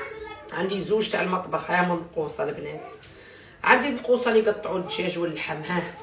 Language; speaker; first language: Arabic; native; Arabic